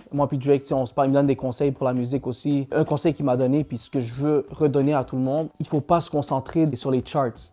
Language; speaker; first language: French; native; French